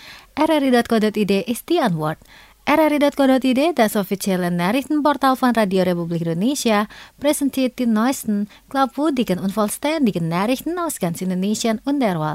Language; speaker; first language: German; non-native, fluent; Indonesian